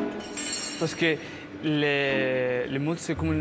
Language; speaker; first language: French; non-native, learner; Spanish